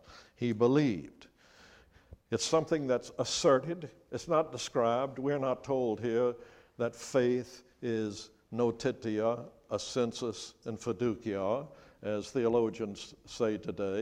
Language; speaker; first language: English; native; English